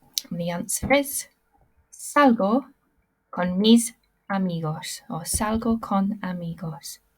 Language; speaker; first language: Spanish; non-native, fluent; English